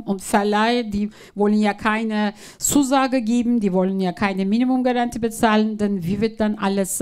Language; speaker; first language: German; non-native, fluent; Turkish